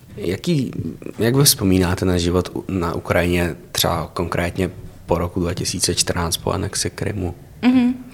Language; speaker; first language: Czech; native; Czech